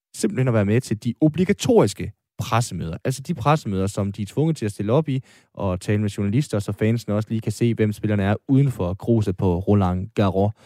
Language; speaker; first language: Danish; native; Danish